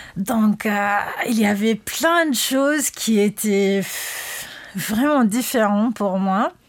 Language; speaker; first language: French; non-native, fluent; English